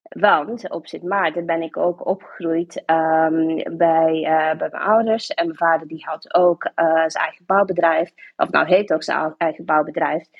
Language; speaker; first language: Dutch; non-native, local second language; English